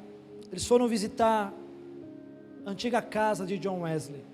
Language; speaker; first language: Portuguese; native; Portuguese